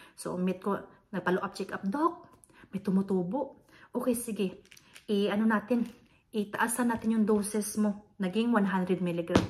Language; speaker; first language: Filipino; non-native, local second language; Hiligaynon